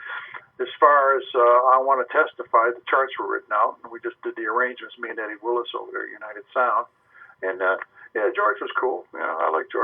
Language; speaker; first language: English; native; English